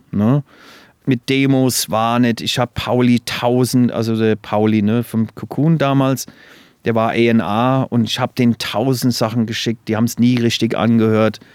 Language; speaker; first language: German; non-native, fluent; English